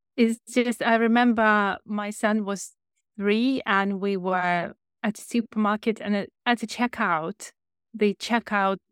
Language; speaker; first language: English; non-native, fluent; Ukrainian